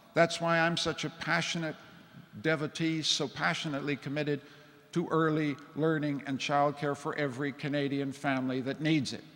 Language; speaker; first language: English; native; English